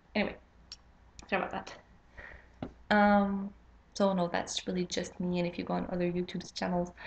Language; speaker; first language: English; non-native, fluent; French